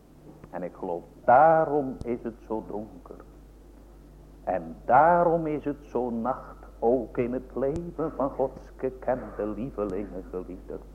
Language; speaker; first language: Dutch; native; Dutch